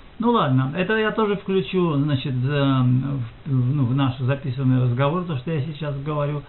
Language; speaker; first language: Russian; native; Russian